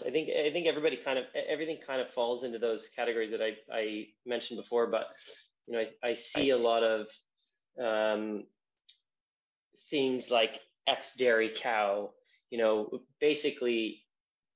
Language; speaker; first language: English; native; English